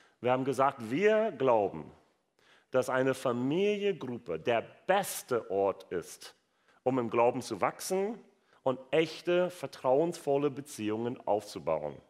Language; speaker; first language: German; non-native, fluent; English